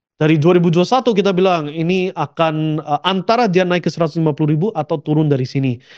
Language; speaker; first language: Indonesian; early bilingual, heritage; Indonesian